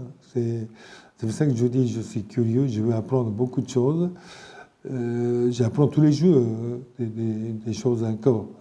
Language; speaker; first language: French; non-native, fluent; Japanese